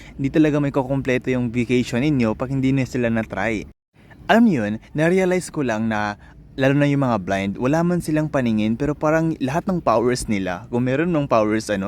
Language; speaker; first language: Filipino; non-native, local second language; Cebuano